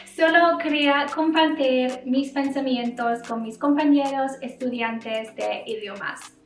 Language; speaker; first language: Spanish; non-native, learner; English